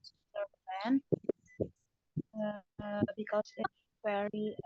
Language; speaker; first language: English; non-native, learner; Indonesian